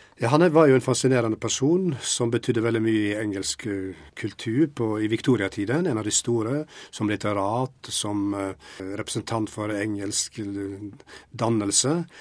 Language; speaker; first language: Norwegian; native; Norwegian